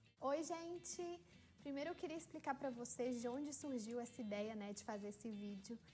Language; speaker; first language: Portuguese; native; Portuguese